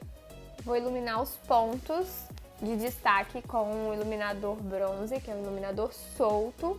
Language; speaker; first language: Portuguese; native; Portuguese